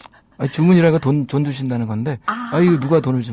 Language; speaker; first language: Korean; native; Korean